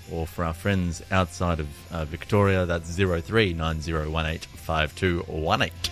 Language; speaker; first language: English; early bilingual, other home language; Greek